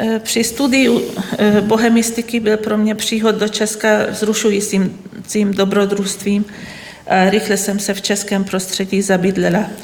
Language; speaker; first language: Czech; non-native, fluent; Hungarian